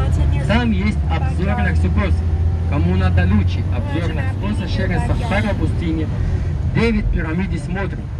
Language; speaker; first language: Russian; non-native, learner; Arabic